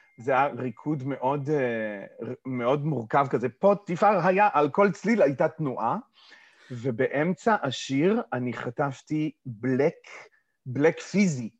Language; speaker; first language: Hebrew; early bilingual, other home language; English